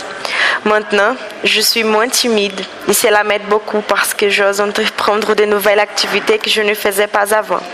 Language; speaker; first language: French; non-native, fluent; Portuguese